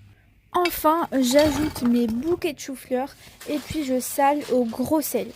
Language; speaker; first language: French; native; French